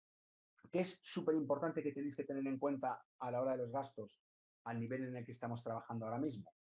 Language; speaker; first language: Spanish; native; Spanish